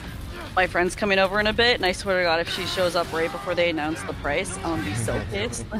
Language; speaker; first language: English; native; English